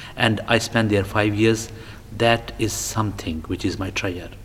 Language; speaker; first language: English; non-native, local second language; Punjabi